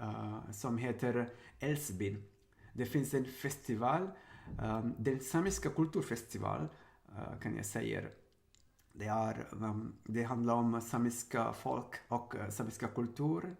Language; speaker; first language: Swedish; non-native, learner; Sinhala